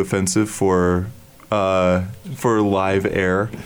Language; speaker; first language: English; native; English